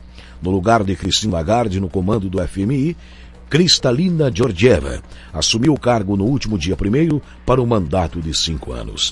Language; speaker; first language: Portuguese; native; Portuguese